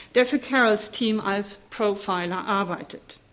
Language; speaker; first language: German; native; German